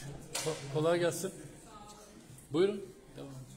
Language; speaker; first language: Turkish; native; Turkish